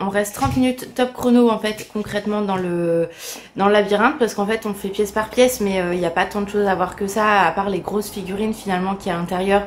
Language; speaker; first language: French; native; French